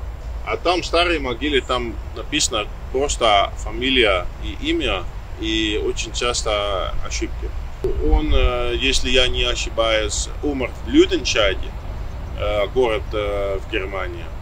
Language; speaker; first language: Russian; non-native, learner; Dutch